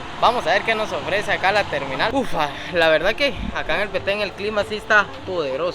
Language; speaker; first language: Spanish; native; Spanish